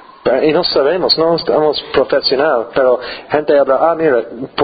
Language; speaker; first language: Spanish; non-native, learner; English